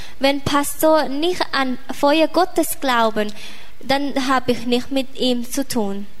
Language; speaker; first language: German; non-native, fluent; Thai